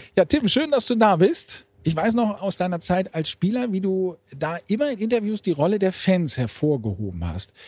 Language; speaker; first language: German; native; German